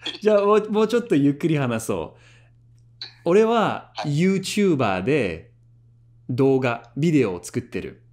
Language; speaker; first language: Japanese; non-native, fluent; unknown